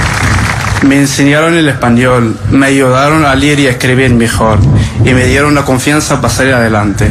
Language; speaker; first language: Spanish; non-native, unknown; Arabic